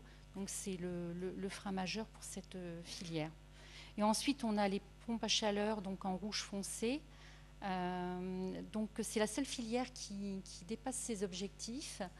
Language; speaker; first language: French; native; French